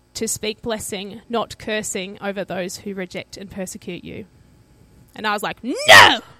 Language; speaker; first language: English; native; English